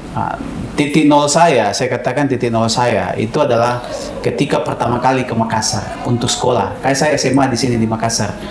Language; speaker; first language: Indonesian; non-native, local second language; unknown